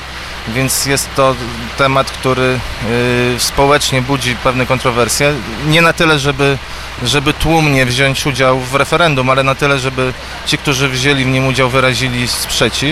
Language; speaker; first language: Polish; native; Polish